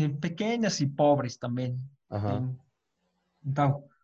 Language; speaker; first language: Portuguese; non-native, fluent; Spanish